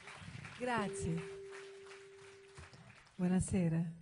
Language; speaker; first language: Italian; non-native, learner; Portuguese